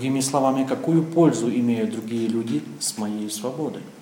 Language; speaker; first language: Czech; non-native, learner; Russian